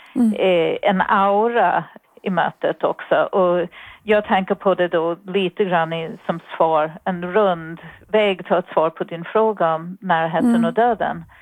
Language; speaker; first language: Swedish; non-native, fluent; English